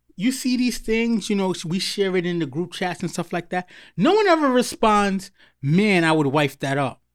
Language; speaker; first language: English; early bilingual, other home language; Haitian Creole